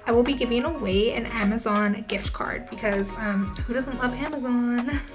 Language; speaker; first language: English; native; English